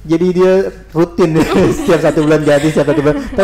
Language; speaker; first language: Indonesian; native; Indonesian